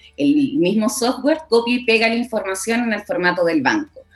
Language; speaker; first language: Spanish; native; Spanish